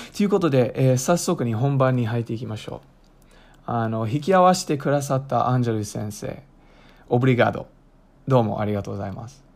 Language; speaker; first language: Japanese; non-native, fluent; English